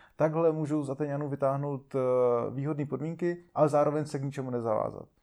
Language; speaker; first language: Czech; native; Czech